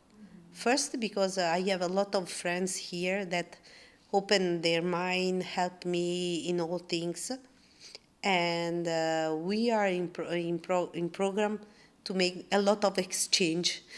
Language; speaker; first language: English; non-native, learner; Italian